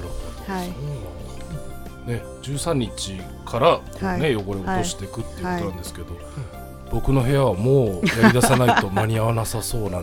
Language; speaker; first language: Japanese; native; Japanese